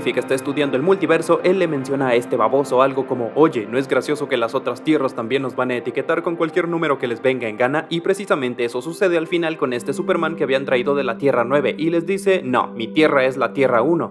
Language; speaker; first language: Spanish; native; Spanish